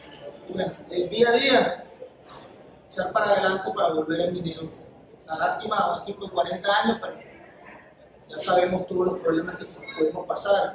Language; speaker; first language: Spanish; native; Spanish